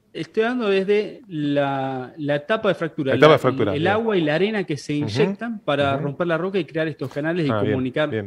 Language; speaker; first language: Spanish; native; Spanish